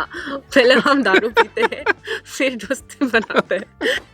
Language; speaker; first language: Hindi; non-native, fluent; Norwegian